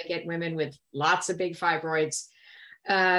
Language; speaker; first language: English; native; English